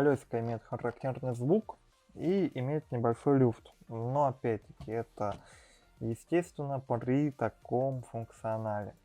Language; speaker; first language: Russian; native; Russian